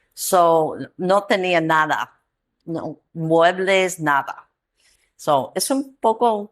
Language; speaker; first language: Spanish; non-native, learner; English